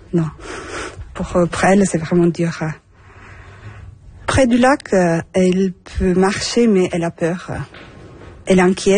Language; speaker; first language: French; non-native, fluent; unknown